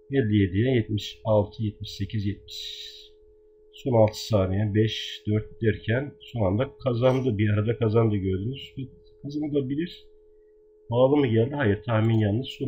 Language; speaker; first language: Turkish; native; Turkish